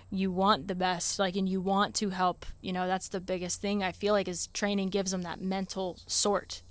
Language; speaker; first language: English; native; English